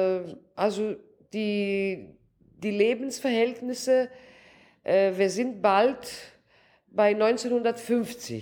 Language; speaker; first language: German; non-native, local second language; Greek